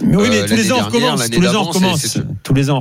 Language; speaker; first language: French; native; French